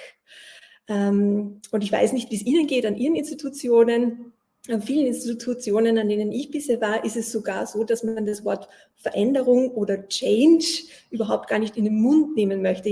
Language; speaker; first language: German; native; German